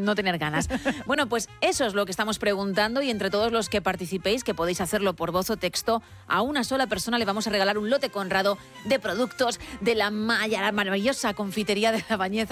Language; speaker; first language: Spanish; native; Spanish